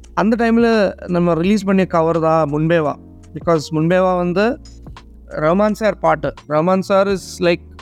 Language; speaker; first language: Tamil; non-native, learner; Malayalam